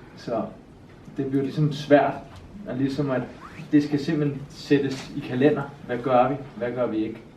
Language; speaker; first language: Danish; native; Danish